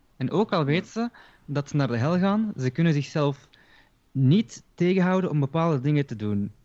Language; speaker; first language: Dutch; early bilingual, other home language; Turkish